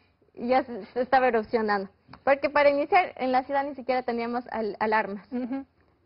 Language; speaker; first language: Spanish; native; Spanish